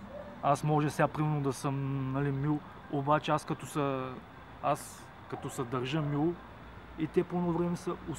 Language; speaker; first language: Bulgarian; native; Bulgarian